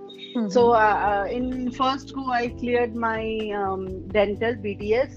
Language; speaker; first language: English; non-native, local second language; Hindi